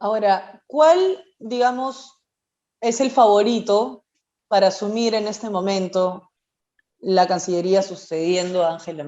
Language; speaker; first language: Spanish; native; Spanish